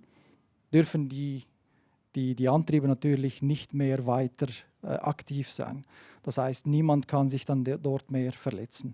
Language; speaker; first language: German; native; German